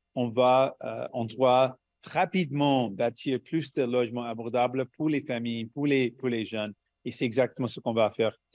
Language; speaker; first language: French; non-native, local second language; English